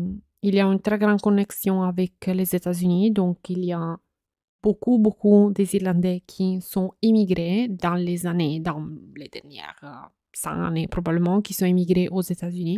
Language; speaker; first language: French; non-native, fluent; Italian